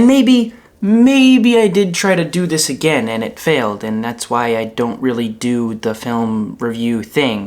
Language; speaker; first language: English; native; English